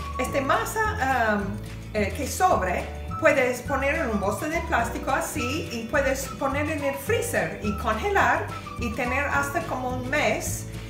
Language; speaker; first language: Spanish; non-native, fluent; English